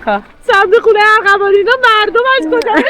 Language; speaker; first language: Persian; native; Persian